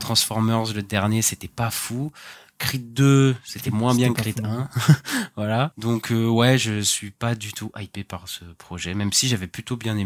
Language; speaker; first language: French; native; French